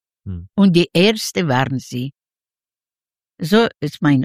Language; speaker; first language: German; non-native, fluent; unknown